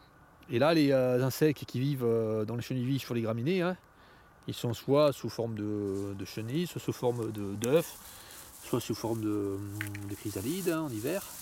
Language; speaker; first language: French; native; French